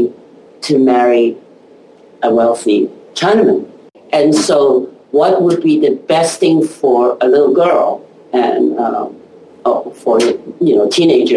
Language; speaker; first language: English; non-native, local second language; Cantonese